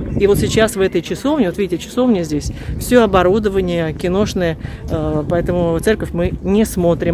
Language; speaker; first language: Russian; native; Russian